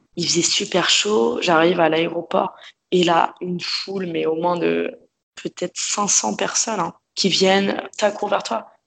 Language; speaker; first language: French; native; French